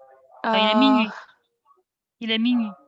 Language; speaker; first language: French; non-native, fluent; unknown